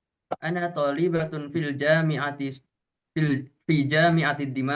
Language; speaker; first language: Arabic; non-native, learner; Indonesian